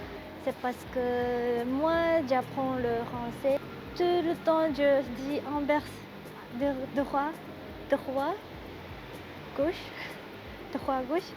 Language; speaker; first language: French; non-native, learner; Japanese